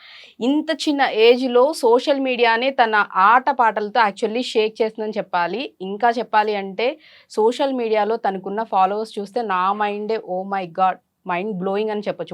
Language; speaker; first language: Telugu; native; Telugu